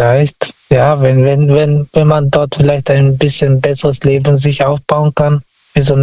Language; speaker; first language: German; non-native, fluent; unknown